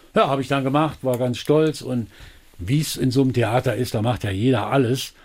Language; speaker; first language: German; native; German